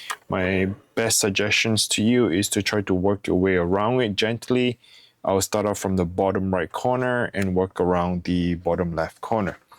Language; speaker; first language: English; non-native, fluent; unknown